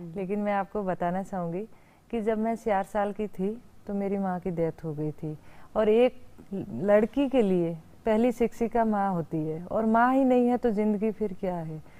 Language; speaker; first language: Hindi; native; Hindi